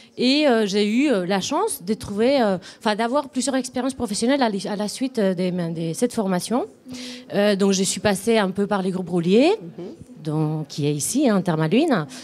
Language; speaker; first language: French; non-native, fluent; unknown